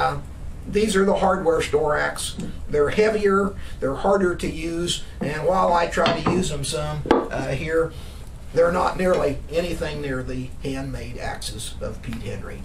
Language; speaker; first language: English; native; English